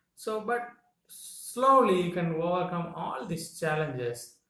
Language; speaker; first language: English; non-native, local second language; Tamil